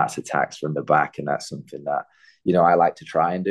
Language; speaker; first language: English; native; English